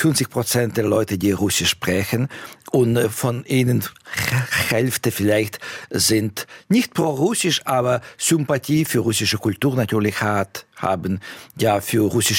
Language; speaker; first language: German; non-native, fluent; Russian